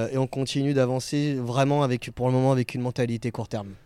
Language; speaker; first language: French; native; French